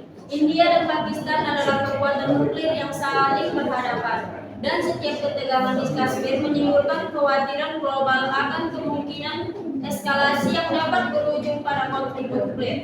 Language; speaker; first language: Indonesian; native; Indonesian